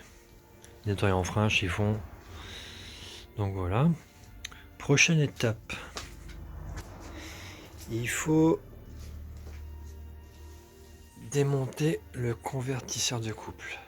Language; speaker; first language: French; native; French